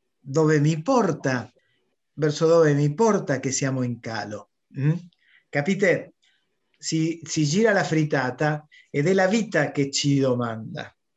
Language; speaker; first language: Italian; non-native, fluent; Spanish